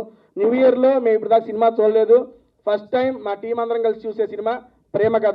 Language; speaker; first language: Telugu; native; Telugu